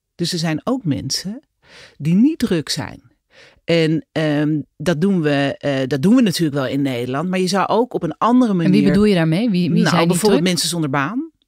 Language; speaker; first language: Dutch; native; Dutch